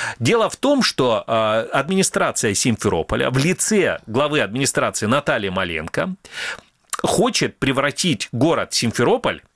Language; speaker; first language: Russian; native; Russian